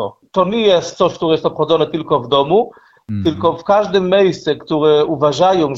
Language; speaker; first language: Polish; non-native, learner; Hebrew